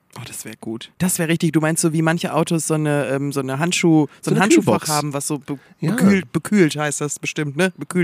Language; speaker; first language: German; native; German